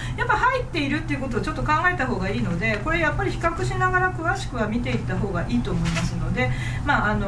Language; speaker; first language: Japanese; native; Japanese